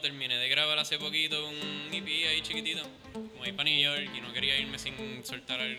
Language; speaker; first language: Spanish; early bilingual, heritage; Spanish